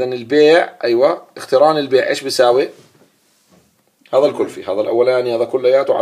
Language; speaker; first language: Arabic; native; Arabic